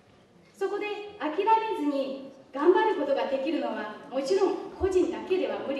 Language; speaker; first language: Japanese; non-native, fluent; Chinese